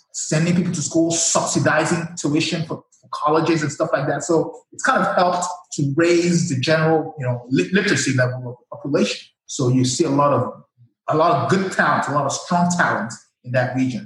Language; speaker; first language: English; non-native, local second language; Yoruba